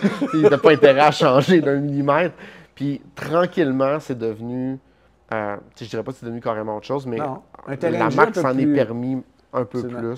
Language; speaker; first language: French; native; French